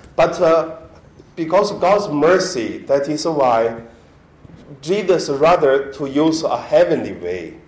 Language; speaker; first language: English; non-native, learner; Chinese